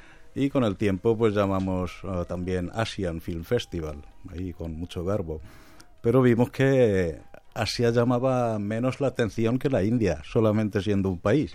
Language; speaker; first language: Spanish; non-native, fluent; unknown